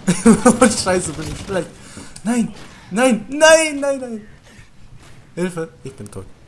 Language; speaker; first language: German; native; German